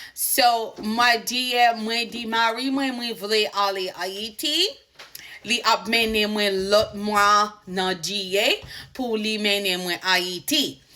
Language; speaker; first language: Haitian Creole; non-native, learner; English